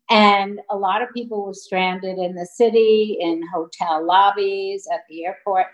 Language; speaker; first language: English; native; English